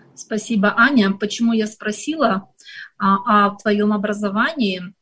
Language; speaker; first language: Russian; native; Russian